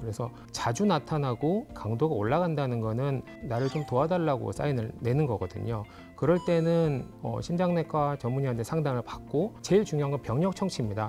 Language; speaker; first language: Korean; native; Korean